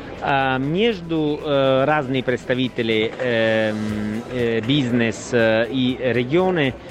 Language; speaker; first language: Russian; non-native, fluent; Italian